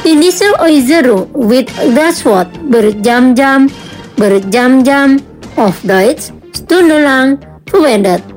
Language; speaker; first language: German; non-native, fluent; Indonesian